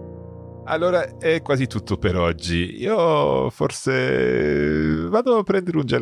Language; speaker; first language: Italian; non-native, fluent; English